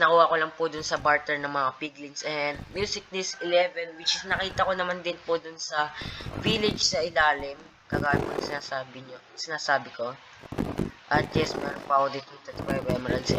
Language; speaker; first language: Filipino; native; Filipino